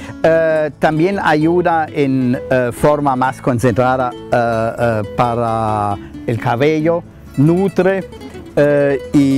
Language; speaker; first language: Spanish; non-native, fluent; German